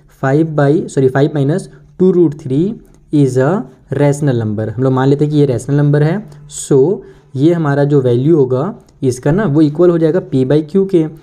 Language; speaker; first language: Hindi; native; Hindi